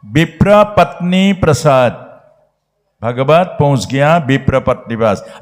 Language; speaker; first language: Hindi; non-native, local second language; Bangla